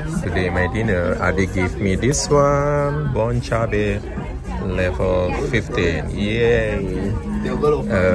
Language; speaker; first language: English; non-native, learner; Indonesian